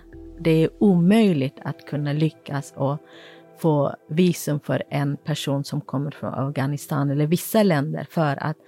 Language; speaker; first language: Swedish; non-native, fluent; Kurdish